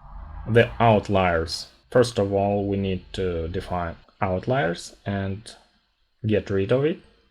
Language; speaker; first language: English; non-native, fluent; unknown